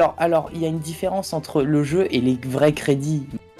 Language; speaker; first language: French; native; French